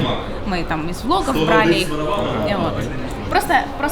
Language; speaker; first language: Russian; native; Russian